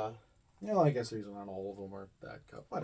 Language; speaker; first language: English; native; English